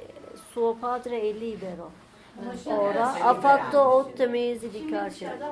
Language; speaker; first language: Italian; non-native, learner; Turkish